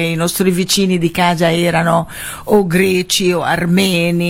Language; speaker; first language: Italian; non-native, fluent; Arabic